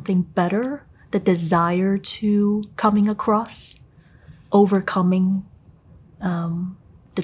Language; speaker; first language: English; non-native, fluent; Chinese